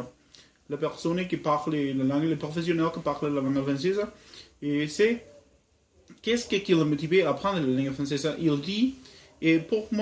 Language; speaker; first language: French; non-native, learner; Spanish